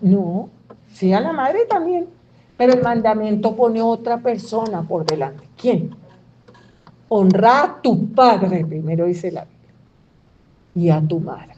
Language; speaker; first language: Spanish; native; Spanish